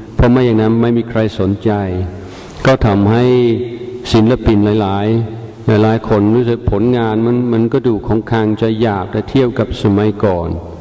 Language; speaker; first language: Thai; non-native, fluent; English